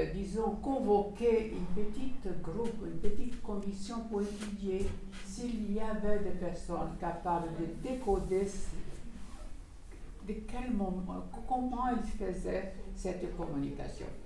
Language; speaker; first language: French; non-native, fluent; Portuguese